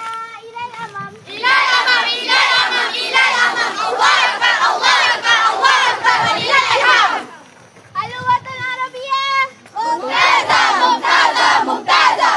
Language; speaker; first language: Arabic; non-native, learner; Malay